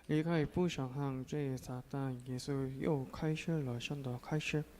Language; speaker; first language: Chinese; non-native, learner; Korean